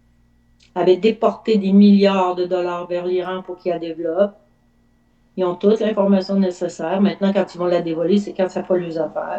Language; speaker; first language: French; native; French